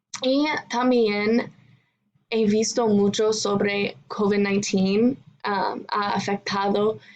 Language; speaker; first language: Spanish; non-native, learner; English